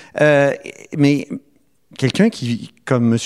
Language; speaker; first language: French; native; French